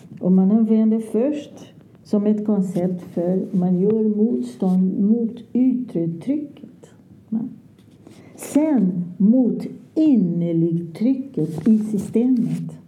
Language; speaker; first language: Swedish; non-native, fluent; Portuguese